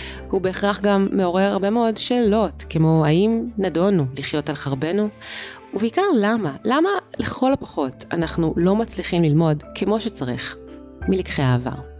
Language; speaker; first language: Hebrew; native; Hebrew